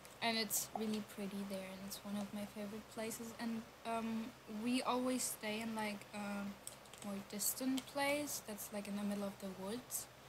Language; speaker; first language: English; non-native, fluent; German